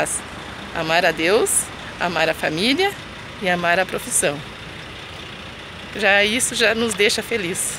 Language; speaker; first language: Portuguese; native; Portuguese